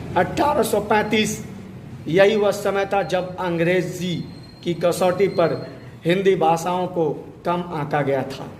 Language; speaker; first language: Hindi; native; Hindi